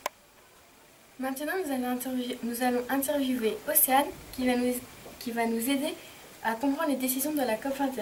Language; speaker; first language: French; native; French